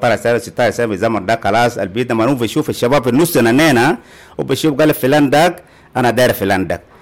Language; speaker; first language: Arabic; non-native, local second language; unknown